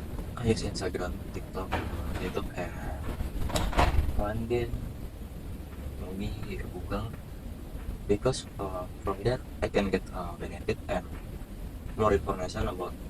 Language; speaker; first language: English; non-native, learner; Indonesian